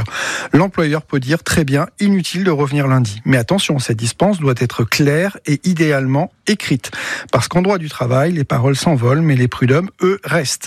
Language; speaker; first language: French; native; French